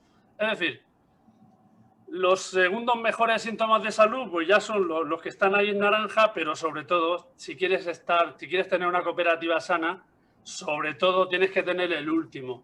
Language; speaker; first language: Spanish; native; Spanish